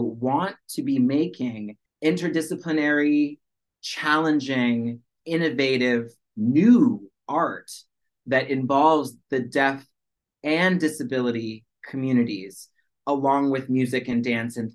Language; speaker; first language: English; early bilingual, other home language; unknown